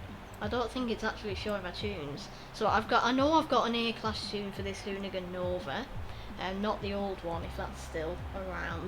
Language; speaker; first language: English; native; English